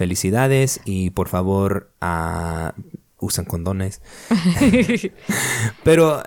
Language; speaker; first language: Spanish; early bilingual, other home language; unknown